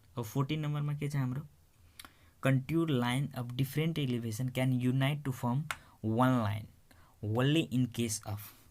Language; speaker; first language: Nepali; non-native, local second language; Maithili